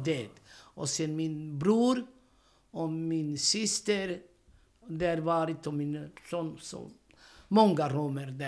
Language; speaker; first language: Swedish; non-native, learner; Romany